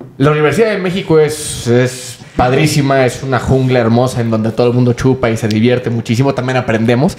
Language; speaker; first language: Spanish; native; Spanish